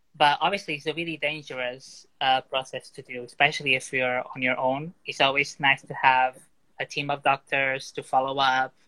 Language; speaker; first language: English; non-native, fluent; Portuguese